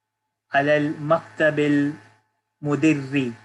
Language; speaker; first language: Arabic; non-native, learner; Urdu